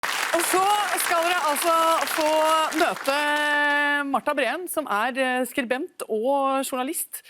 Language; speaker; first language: Norwegian; native; Norwegian